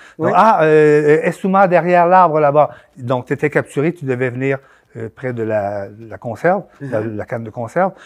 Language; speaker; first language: French; native; French